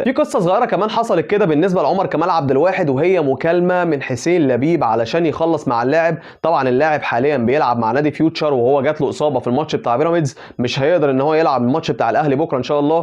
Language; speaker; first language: Arabic; native; Arabic